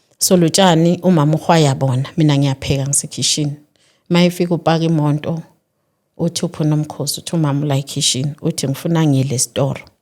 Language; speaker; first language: Zulu; native; Zulu